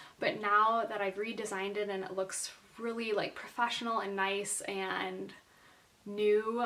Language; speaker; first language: English; native; English